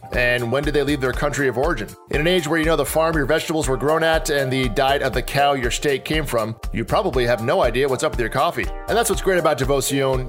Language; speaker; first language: English; native; English